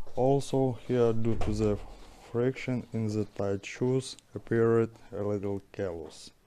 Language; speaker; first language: English; non-native, fluent; Ukrainian